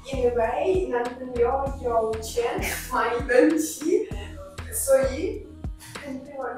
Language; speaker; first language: Chinese; non-native, learner; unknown